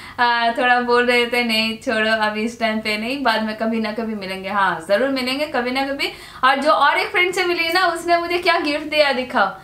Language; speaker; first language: Hindi; non-native, local second language; Bangla